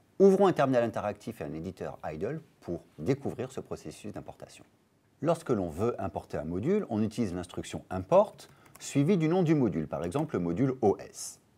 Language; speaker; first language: French; native; French